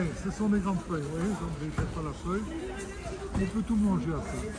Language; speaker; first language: French; native; French